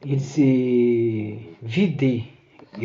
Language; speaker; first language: French; non-native, learner; Portuguese